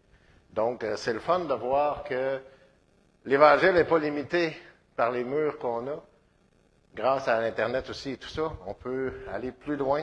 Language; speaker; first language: French; native; French